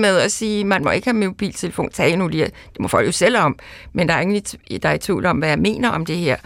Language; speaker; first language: Danish; native; Danish